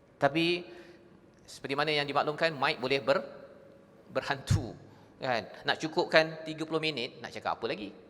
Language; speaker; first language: Malay; native; Malay